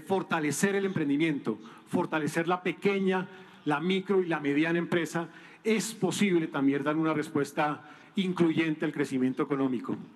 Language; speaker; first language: Spanish; native; Spanish